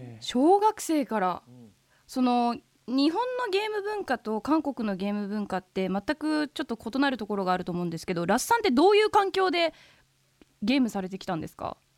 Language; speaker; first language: Japanese; native; Japanese